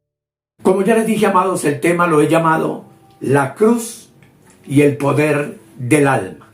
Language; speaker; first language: Spanish; native; Spanish